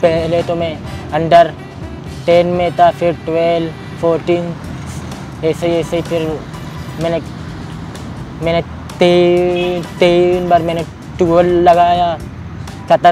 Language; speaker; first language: Hindi; non-native, local second language; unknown